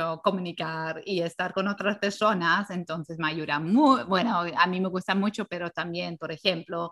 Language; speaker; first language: Spanish; non-native, fluent; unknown